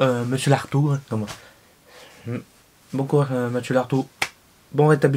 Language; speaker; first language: French; native; French